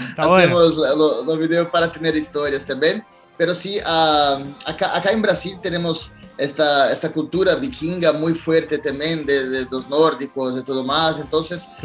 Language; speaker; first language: Spanish; non-native, learner; Portuguese